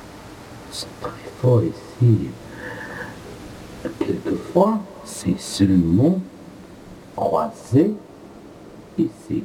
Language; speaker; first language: French; non-native, learner; English